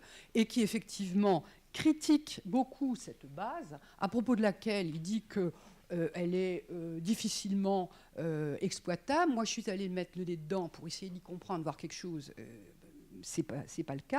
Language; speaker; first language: French; native; French